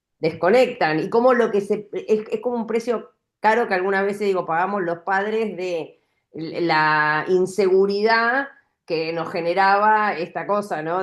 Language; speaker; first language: Spanish; native; Spanish